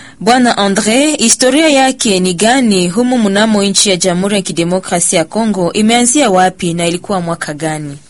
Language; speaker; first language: Swahili; native; Swahili